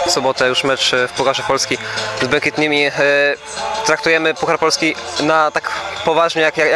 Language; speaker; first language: Polish; native; Polish